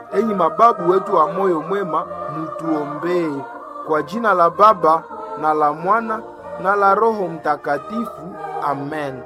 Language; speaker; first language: Swahili; non-native, local second language; Nande